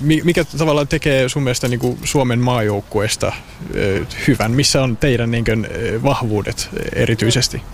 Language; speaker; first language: Finnish; native; Finnish